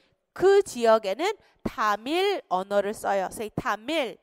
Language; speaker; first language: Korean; native; Korean